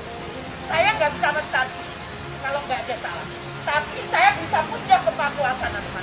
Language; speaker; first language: Indonesian; non-native, local second language; Javanese